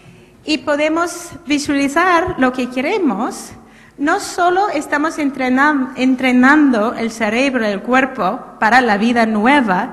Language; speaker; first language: Spanish; non-native, fluent; English